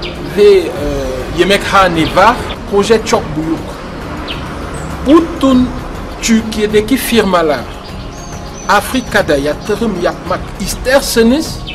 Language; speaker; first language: Turkish; non-native, fluent; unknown